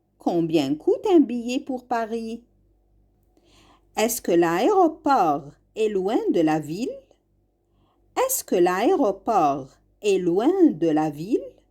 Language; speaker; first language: French; non-native, fluent; Arabic